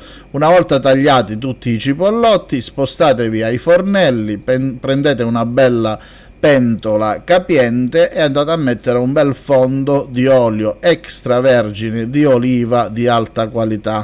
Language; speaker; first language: Italian; native; Italian